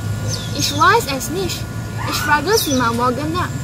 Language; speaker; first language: German; non-native, learner; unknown